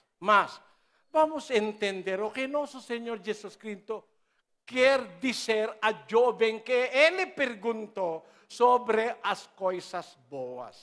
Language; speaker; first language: Portuguese; non-native, learner; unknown